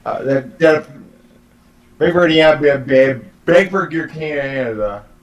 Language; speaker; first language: English; native; English